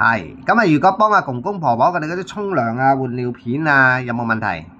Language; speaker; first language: Cantonese; native; Cantonese